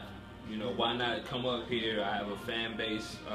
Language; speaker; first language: English; native; English